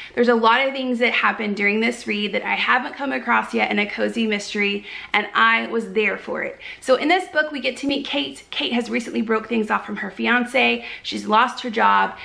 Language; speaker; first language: English; native; English